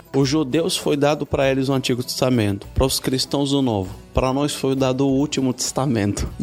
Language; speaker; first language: Portuguese; non-native, fluent; Arabic